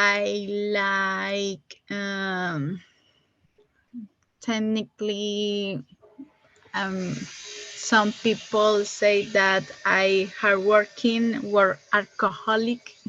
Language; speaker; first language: English; non-native, learner; Spanish